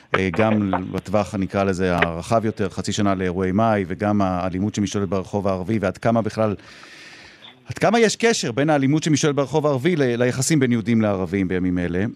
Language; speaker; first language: Hebrew; native; Hebrew